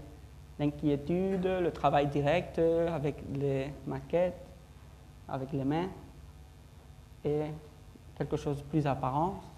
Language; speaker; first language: French; non-native, fluent; Spanish